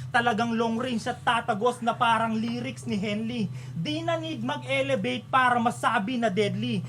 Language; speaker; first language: Filipino; non-native, local second language; Pampanga